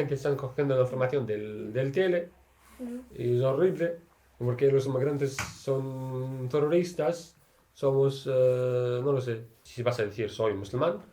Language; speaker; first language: Spanish; non-native, learner; Arabic